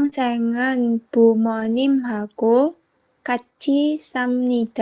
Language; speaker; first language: Korean; non-native, learner; Indonesian